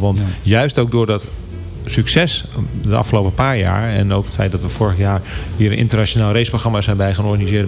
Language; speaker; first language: Dutch; native; Dutch